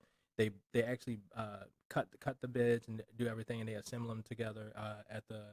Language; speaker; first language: English; native; English